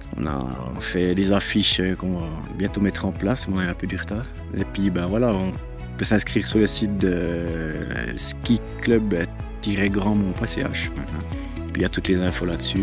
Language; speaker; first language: French; native; French